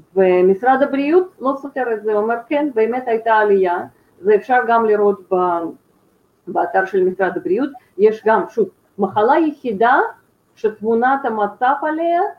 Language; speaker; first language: Hebrew; non-native, fluent; Russian